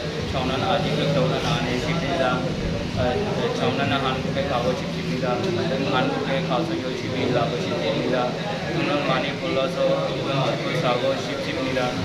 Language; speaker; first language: Korean; non-native, learner; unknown